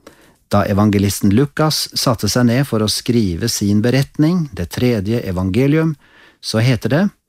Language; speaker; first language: Norwegian; native; Norwegian